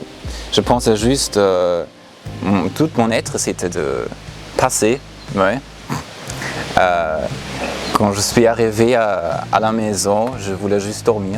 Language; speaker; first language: French; non-native, fluent; German